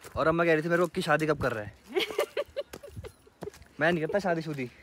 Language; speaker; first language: Hindi; native; Hindi